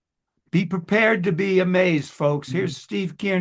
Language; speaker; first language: English; native; English